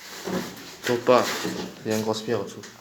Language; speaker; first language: French; native; French